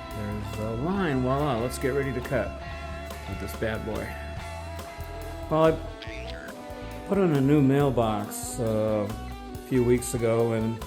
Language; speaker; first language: English; native; English